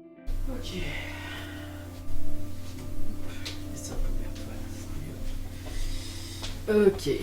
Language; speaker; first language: French; native; French